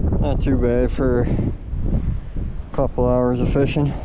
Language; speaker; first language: English; native; English